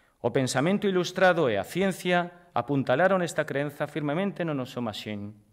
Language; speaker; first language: Galician; native; Galician